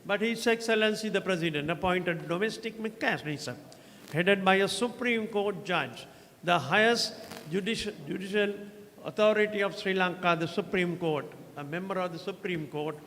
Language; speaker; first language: English; non-native, local second language; Sinhala